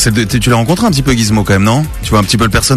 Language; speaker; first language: French; native; French